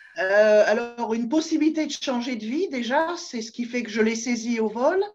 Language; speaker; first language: French; native; French